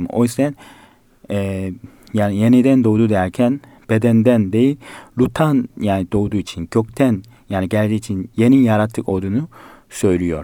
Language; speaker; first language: Turkish; non-native, fluent; Korean